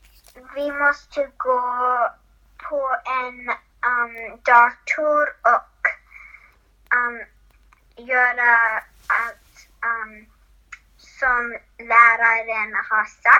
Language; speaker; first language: Swedish; early bilingual, heritage; Swedish